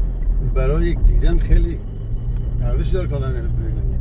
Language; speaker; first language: Persian; native; Persian